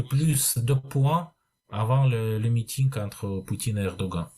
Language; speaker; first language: French; non-native, fluent; Russian